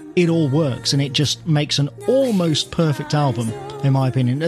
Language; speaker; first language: English; native; English